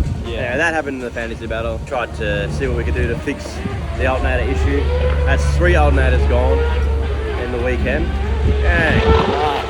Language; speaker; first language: English; native; English